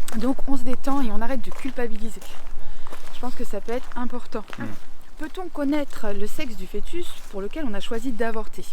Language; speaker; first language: French; native; French